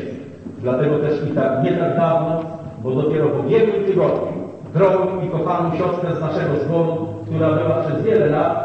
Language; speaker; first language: Polish; native; Polish